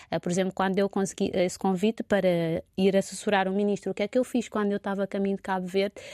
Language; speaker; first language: Portuguese; non-native, local second language; Kabuverdianu